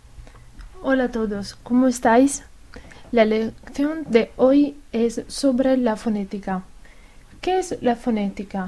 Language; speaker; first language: Spanish; non-native, fluent; Italian